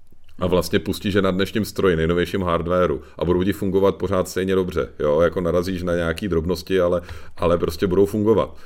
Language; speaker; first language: Czech; native; Czech